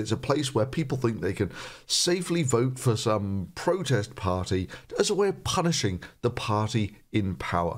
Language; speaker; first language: English; native; English